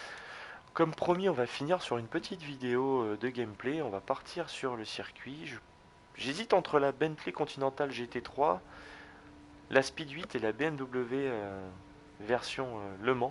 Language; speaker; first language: French; native; French